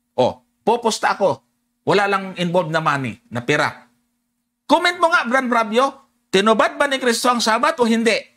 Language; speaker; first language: Filipino; non-native, local second language; Cebuano